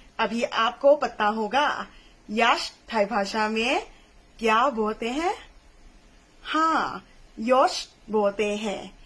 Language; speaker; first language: Hindi; non-native, fluent; Thai